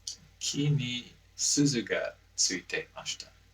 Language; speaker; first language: Japanese; non-native, learner; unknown